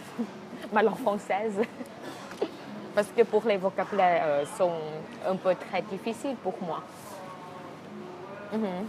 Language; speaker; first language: French; non-native, fluent; Thai